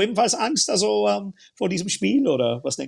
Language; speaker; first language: German; non-native, fluent; English